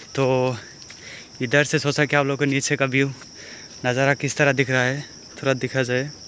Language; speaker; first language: Hindi; non-native, local second language; Bangla